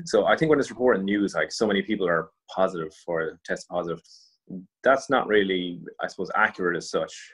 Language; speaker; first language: English; native; English